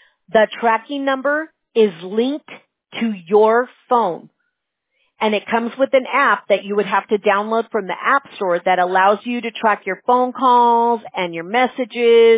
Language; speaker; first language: English; early bilingual, other home language; Spanish